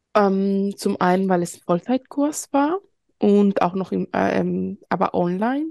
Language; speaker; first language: German; early bilingual, other home language; Spanish